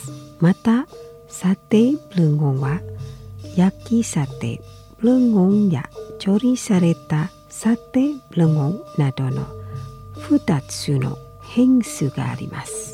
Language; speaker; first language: Japanese; non-native, fluent; Indonesian